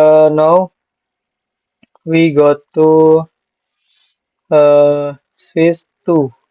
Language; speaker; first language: English; non-native, learner; Indonesian